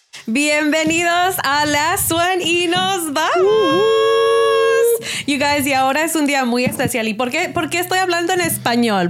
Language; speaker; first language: Spanish; early bilingual, other home language; English